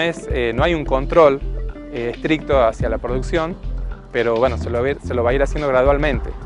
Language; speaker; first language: Spanish; native; Spanish